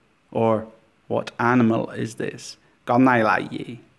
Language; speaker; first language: Vietnamese; non-native, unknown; English